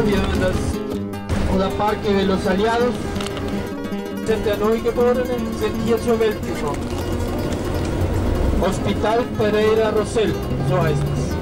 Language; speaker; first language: German; non-native, fluent; Spanish